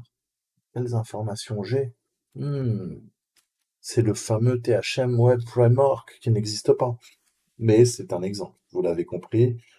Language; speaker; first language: French; native; French